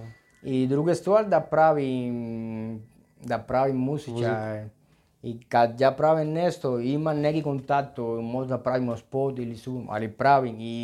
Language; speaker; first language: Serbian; non-native, learner; Spanish